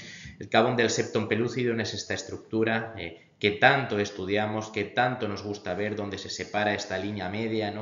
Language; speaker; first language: Spanish; native; Spanish